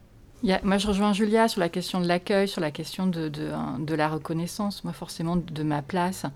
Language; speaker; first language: French; native; French